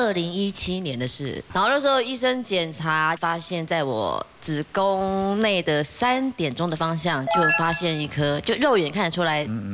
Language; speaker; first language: Chinese; native; Chinese